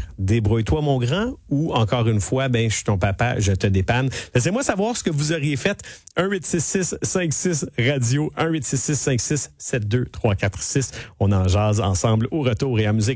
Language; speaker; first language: French; native; French